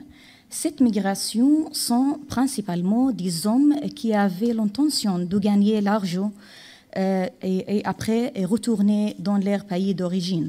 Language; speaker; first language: French; non-native, fluent; Arabic